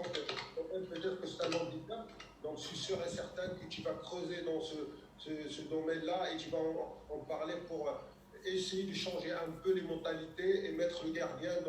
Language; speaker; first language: French; non-native, local second language; Arabic